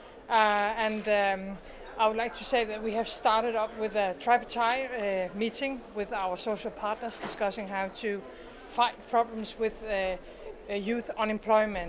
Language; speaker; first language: English; non-native, fluent; Danish